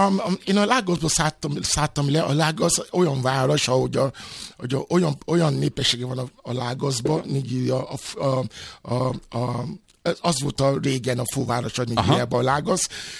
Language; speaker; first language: Hungarian; non-native, fluent; Yoruba